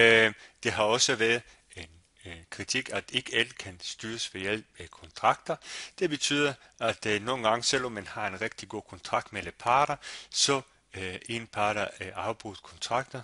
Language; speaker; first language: Danish; non-native, fluent; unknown